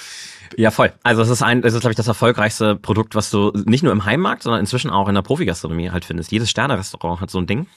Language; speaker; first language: German; native; German